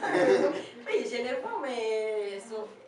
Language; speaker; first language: French; non-native, learner; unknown